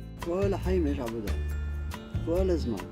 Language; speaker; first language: Hebrew; non-native, fluent; Arabic